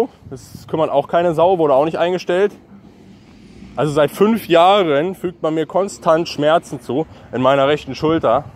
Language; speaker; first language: German; native; German